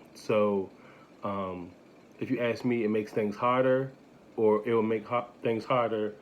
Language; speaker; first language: English; native; English